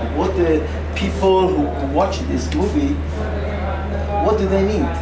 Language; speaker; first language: English; non-native, learner; Persian